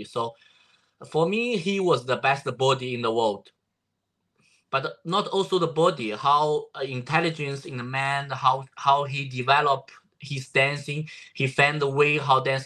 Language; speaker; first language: English; non-native, learner; Chinese